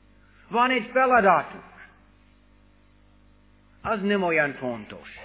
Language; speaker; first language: Hungarian; non-native, fluent; English